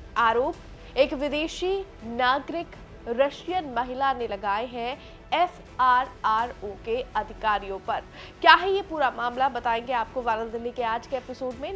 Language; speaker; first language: Hindi; native; Hindi